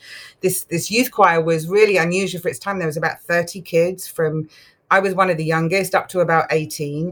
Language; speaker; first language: English; native; English